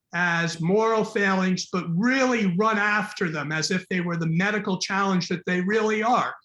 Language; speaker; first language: English; native; English